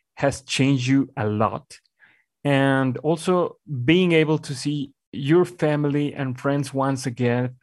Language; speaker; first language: English; non-native, fluent; Spanish